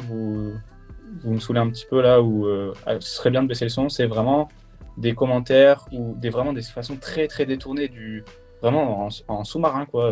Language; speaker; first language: French; native; French